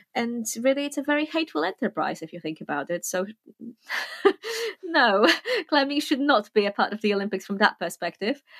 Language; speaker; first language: English; non-native, fluent; Polish